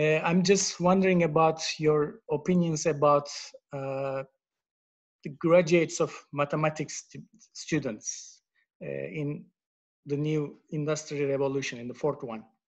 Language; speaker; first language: English; non-native, fluent; Turkish